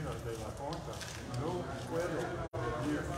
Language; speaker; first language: Spanish; non-native, learner; English